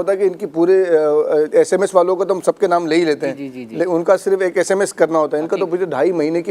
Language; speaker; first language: Urdu; native; Urdu